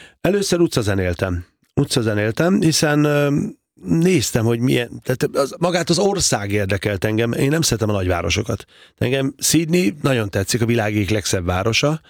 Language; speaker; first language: Hungarian; native; Hungarian